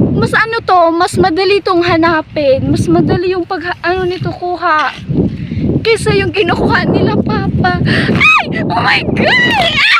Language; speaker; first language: Filipino; non-native, local second language; Bikol